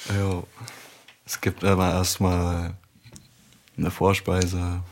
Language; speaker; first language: German; native; German